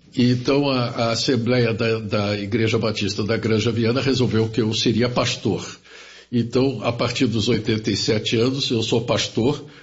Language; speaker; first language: Portuguese; early bilingual, other home language; German